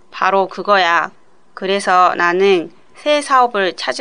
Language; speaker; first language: Korean; non-native, learner; Japanese